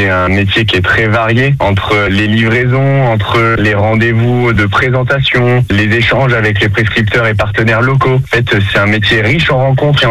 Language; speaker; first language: French; native; French